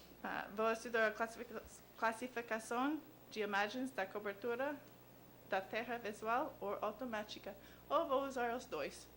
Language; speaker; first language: Portuguese; non-native, learner; English